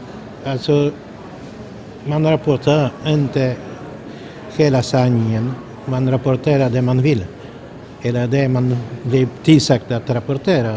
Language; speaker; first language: Swedish; non-native, fluent; Polish